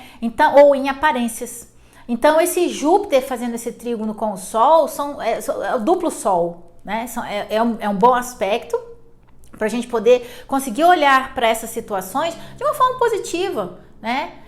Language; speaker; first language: Portuguese; native; Portuguese